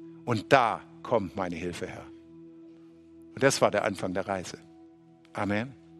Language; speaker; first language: German; native; German